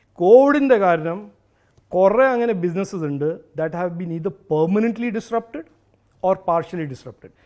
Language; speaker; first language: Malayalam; early bilingual, heritage; Malayalam